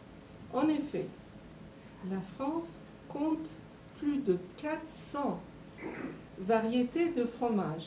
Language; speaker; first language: French; non-native, fluent; Persian